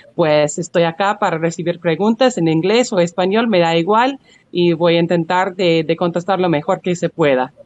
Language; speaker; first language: Spanish; non-native, fluent; English